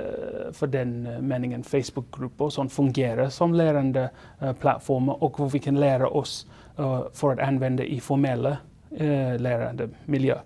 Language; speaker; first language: Swedish; non-native, fluent; English